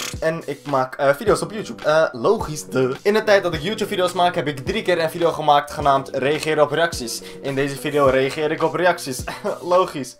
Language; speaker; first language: Dutch; early bilingual, other home language; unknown